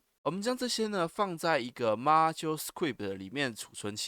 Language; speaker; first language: Chinese; native; Chinese